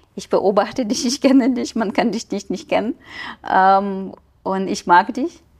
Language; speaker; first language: German; non-native, fluent; Ukrainian